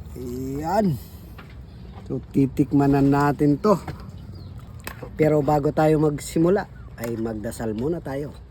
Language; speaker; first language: Filipino; non-native, local second language; Masbatenyo